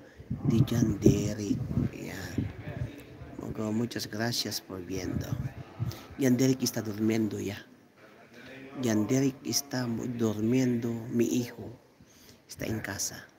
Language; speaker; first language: Spanish; non-native, learner; Iloko